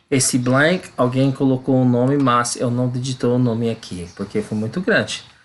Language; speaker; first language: Portuguese; non-native, learner; English